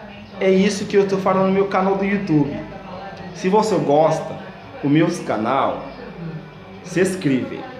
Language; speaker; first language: Portuguese; non-native, learner; Haitian Creole